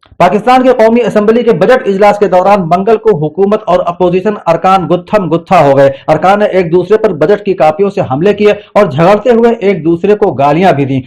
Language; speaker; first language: Urdu; native; Urdu